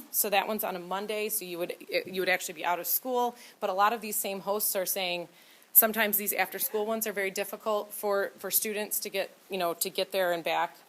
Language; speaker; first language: English; native; English